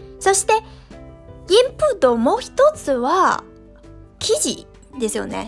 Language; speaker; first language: Japanese; non-native, fluent; Chinese